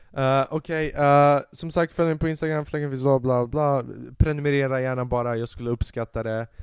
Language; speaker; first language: Swedish; early bilingual, other home language; Albanian